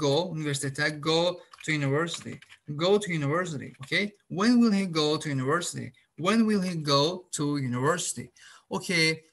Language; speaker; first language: English; non-native, fluent; Azerbaijani